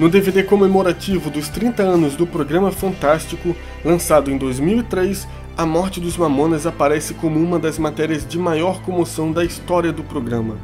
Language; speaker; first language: Portuguese; native; Portuguese